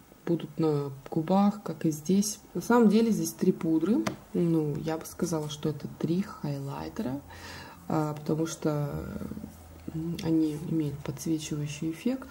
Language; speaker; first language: Russian; native; Russian